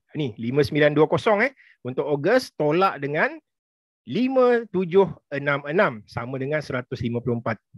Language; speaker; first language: Malay; native; Malay